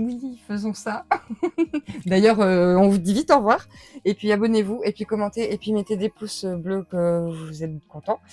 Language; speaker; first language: French; native; French